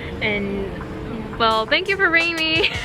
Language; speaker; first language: English; non-native, fluent; Mongolian